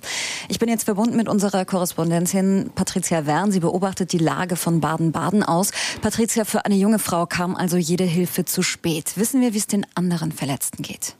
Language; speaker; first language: German; native; German